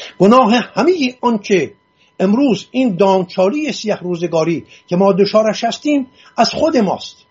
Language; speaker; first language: Persian; non-native, local second language; Assyrian Neo-Aramaic